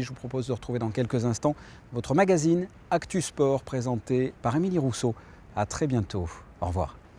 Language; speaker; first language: French; native; French